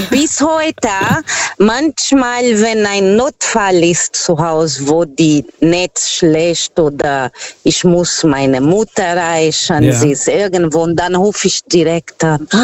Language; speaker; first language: German; non-native, fluent; Portuguese